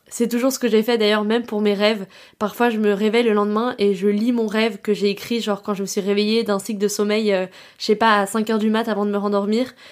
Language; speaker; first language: French; native; French